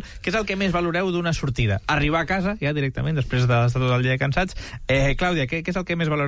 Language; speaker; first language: Catalan; native; Catalan